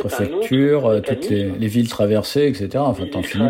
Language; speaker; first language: French; native; French